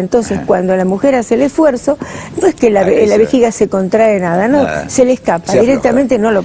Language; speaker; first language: Spanish; native; Spanish